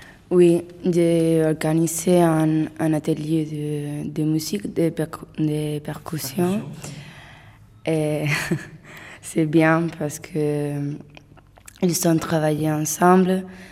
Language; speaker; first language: French; non-native, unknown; Spanish